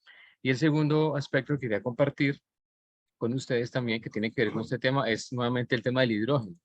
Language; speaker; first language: Spanish; native; Spanish